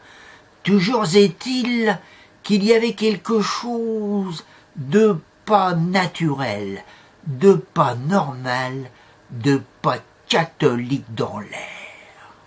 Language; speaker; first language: French; native; French